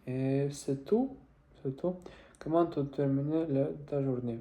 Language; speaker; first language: French; non-native, learner; Russian